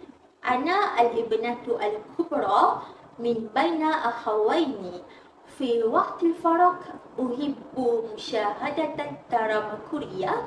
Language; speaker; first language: Arabic; non-native, learner; Malay